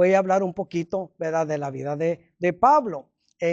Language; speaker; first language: Spanish; early bilingual, heritage; Spanish